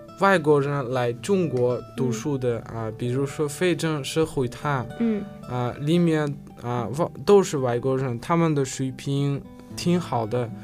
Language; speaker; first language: Chinese; non-native, learner; Uzbek